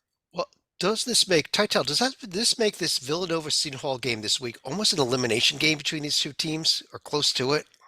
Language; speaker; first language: English; native; English